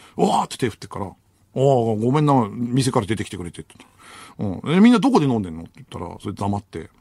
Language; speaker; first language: Japanese; native; Japanese